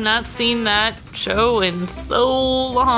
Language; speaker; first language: English; native; English